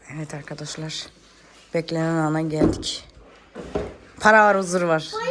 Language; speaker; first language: Turkish; early bilingual, heritage; Turkish